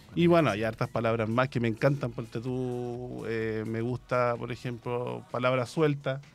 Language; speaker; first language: Spanish; native; Spanish